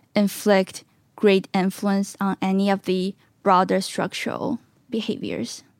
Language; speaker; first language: English; non-native, fluent; Chinese